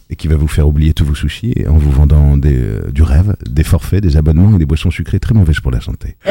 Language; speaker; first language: French; native; French